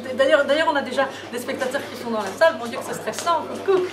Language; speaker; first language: French; native; French